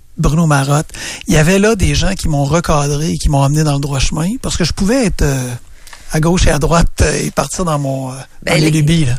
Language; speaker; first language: French; native; French